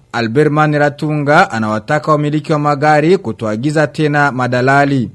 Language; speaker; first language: Swahili; non-native, local second language; Rundi